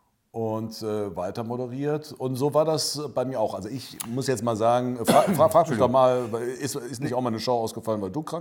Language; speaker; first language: German; native; German